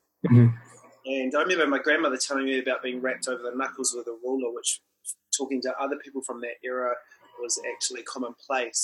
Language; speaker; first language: English; non-native, local second language; Māori